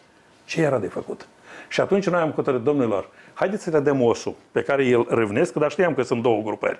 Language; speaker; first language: Romanian; native; Romanian